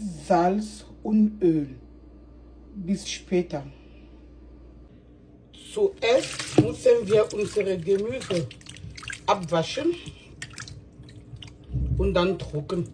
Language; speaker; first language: German; non-native, fluent; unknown